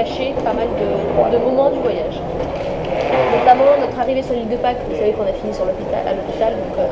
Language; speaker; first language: French; native; French